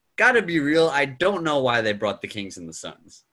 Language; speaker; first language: English; native; English